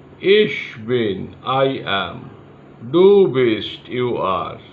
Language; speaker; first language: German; non-native, learner; Bangla